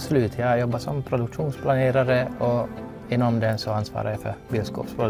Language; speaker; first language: Swedish; non-native, fluent; Hungarian